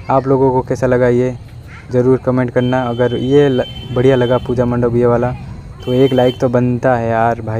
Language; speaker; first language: Hindi; non-native, local second language; Odia